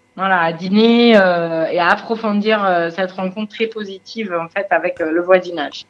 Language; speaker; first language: French; non-native, fluent; German